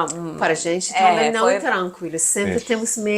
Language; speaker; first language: Portuguese; non-native, learner; Persian